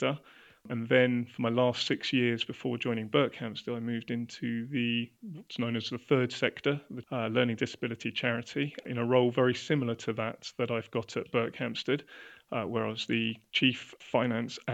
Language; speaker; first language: English; native; English